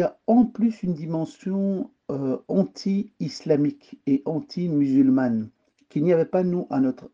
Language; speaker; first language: French; early bilingual, other home language; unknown